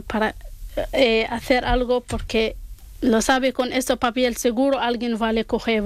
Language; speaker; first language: Spanish; non-native, learner; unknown